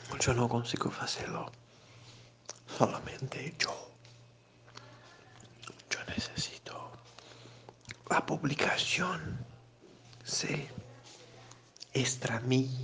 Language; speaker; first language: Spanish; non-native, learner; Portuguese